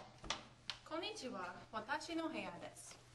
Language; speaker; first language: Japanese; non-native, learner; English